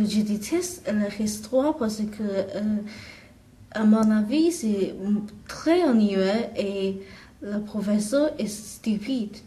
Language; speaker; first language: French; non-native, learner; English